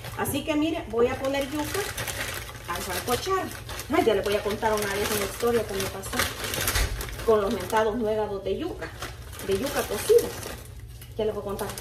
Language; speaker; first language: Spanish; native; Spanish